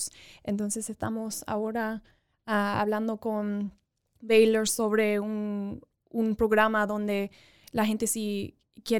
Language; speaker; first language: Spanish; early bilingual, other home language; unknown